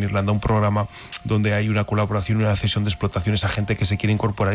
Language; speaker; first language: Spanish; native; Spanish